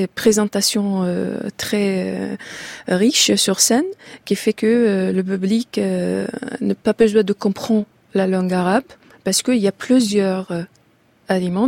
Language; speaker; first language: French; non-native, fluent; Arabic